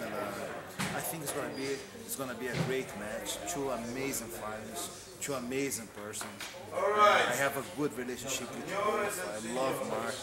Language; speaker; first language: English; non-native, learner; Portuguese